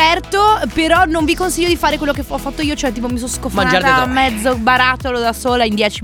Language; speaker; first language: Italian; native; Italian